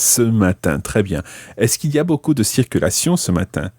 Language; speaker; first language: French; non-native, fluent; English